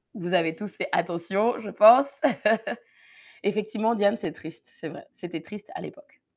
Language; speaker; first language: French; native; French